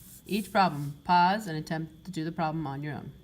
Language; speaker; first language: English; native; English